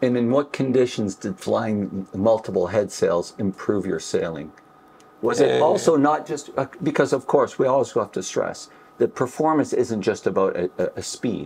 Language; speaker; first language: English; native; English